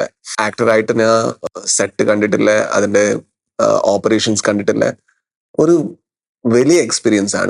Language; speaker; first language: Malayalam; non-native, learner; Kannada